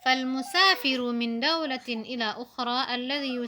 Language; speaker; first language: Arabic; non-native, fluent; Indonesian